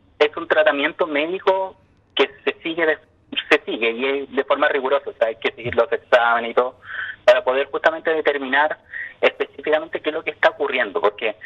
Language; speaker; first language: Spanish; native; Spanish